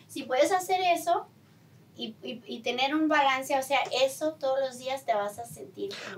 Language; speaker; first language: Spanish; early bilingual, heritage; Spanish